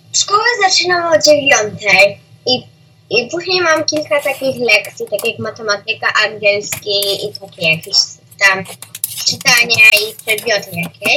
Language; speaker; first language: Polish; early bilingual, heritage; Polish